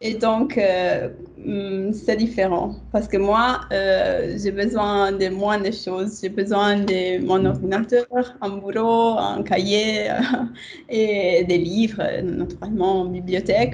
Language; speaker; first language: French; non-native, fluent; Italian